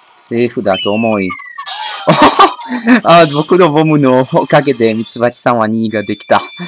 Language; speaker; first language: Japanese; non-native, learner; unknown